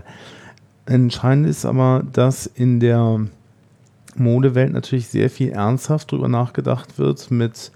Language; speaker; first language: German; native; German